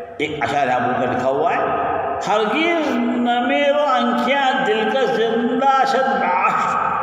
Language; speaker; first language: Urdu; native; Urdu